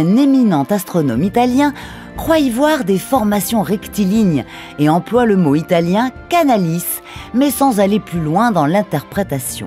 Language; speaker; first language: French; native; French